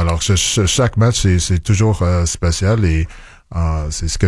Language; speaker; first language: French; non-native, local second language; English